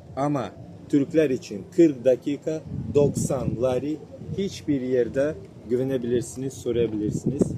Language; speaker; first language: Turkish; non-native, learner; Albanian